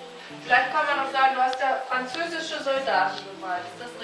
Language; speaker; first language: German; native; German